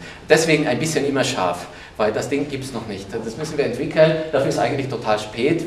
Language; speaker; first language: German; non-native, fluent; Hungarian